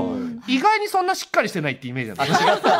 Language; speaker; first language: Japanese; native; Japanese